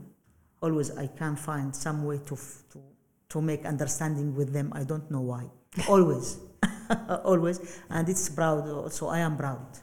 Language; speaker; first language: English; non-native, learner; Arabic